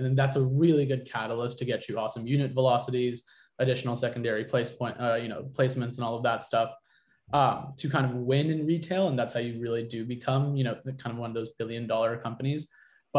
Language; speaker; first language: English; native; English